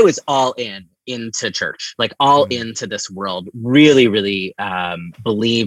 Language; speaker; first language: English; native; English